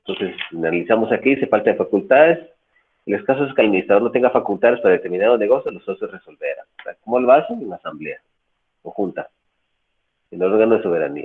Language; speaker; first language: Spanish; native; Spanish